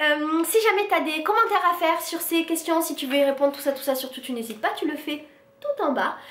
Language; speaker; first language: French; native; French